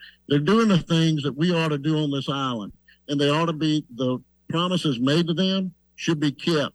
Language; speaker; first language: English; native; English